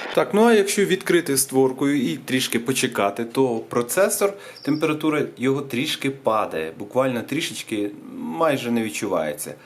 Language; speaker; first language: Ukrainian; non-native, local second language; Russian